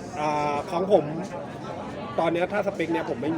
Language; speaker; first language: Thai; native; Thai